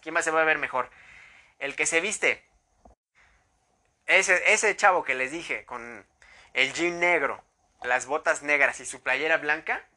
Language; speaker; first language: Spanish; native; Spanish